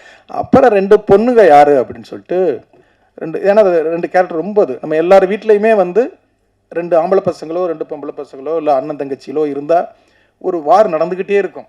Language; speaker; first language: Tamil; native; Tamil